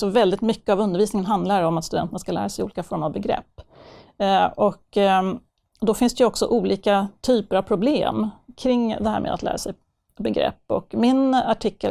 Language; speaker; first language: Swedish; native; Swedish